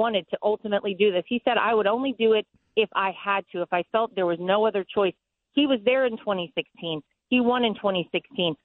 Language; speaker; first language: English; native; English